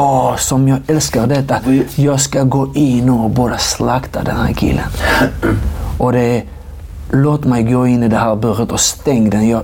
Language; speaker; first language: Swedish; non-native, fluent; Georgian